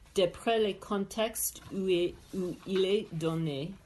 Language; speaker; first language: French; non-native, fluent; English